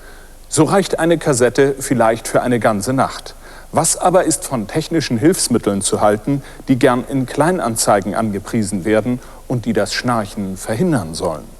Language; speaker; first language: German; native; German